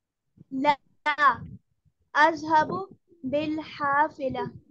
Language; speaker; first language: Arabic; non-native, learner; Urdu